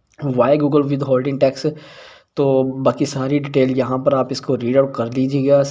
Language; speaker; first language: Urdu; non-native, local second language; Punjabi